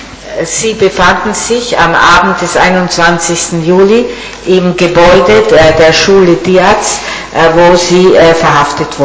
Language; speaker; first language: German; non-native, fluent; Italian